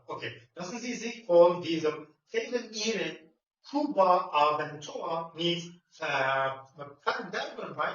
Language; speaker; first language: German; non-native, learner; Turkish